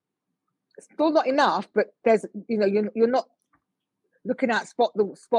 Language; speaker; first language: English; native; English